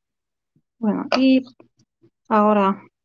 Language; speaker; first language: Spanish; non-native, fluent; Polish